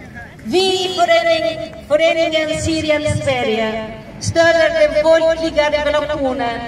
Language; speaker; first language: Swedish; non-native, learner; Arabic